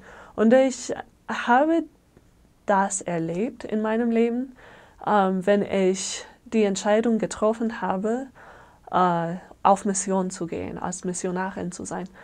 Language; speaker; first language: German; non-native, fluent; English